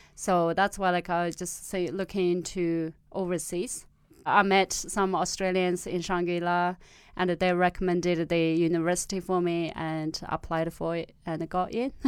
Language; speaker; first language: English; non-native, fluent; Tibetan